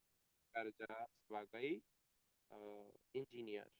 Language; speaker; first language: Indonesian; non-native, learner; Bangla